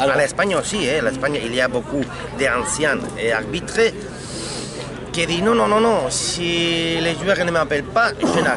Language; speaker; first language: French; non-native, learner; Spanish